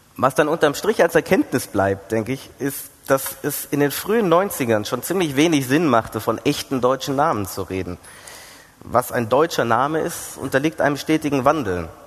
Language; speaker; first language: German; early bilingual, other home language; Greek